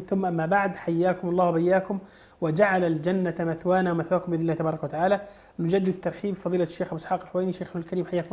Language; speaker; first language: Arabic; native; Arabic